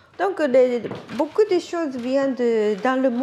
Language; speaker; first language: French; non-native, learner; Japanese